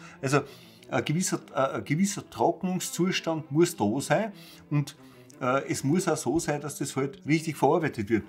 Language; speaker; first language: German; native; German